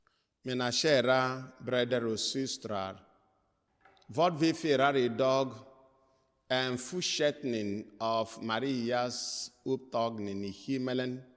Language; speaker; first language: Swedish; non-native, fluent; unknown